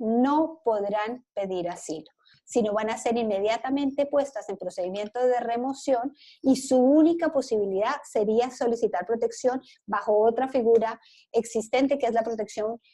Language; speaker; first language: Spanish; native; Spanish